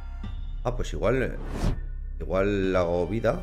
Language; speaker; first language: Spanish; native; Spanish